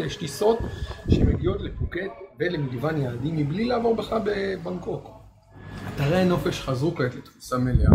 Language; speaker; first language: Hebrew; native; Hebrew